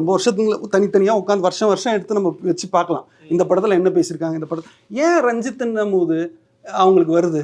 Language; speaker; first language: Tamil; native; Tamil